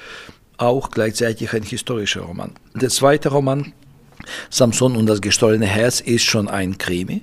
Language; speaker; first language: German; non-native, fluent; Russian